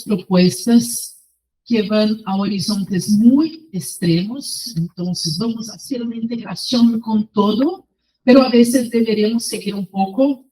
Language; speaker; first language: Spanish; non-native, fluent; Portuguese